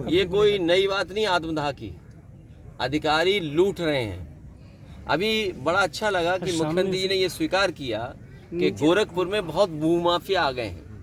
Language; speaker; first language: Hindi; native; Hindi